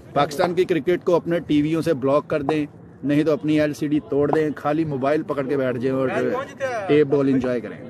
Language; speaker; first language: Urdu; non-native, local second language; Punjabi